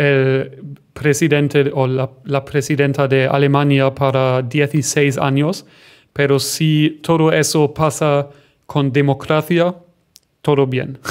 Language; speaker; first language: Spanish; non-native, fluent; German